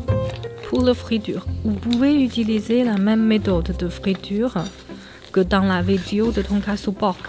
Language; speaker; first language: French; non-native, fluent; Chinese